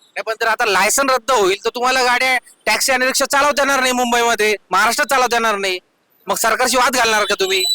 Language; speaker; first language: Marathi; native; Marathi